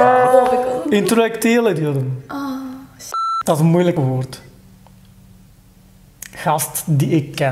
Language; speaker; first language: Dutch; early bilingual, other home language; Turkish